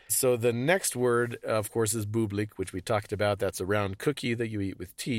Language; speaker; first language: English; native; English